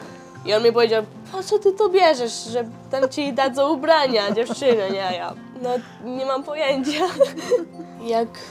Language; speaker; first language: Polish; early bilingual, heritage; Polish